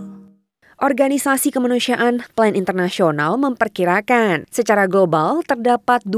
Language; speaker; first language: Indonesian; native; Indonesian